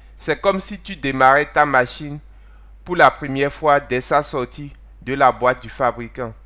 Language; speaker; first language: French; non-native, local second language; Fon